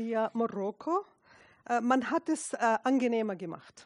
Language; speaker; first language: German; non-native, fluent; Arabic